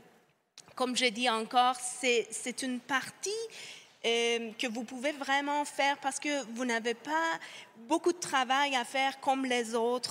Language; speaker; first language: French; non-native, fluent; Persian